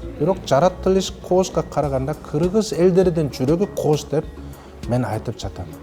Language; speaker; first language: Kyrgyz; non-native, fluent; Korean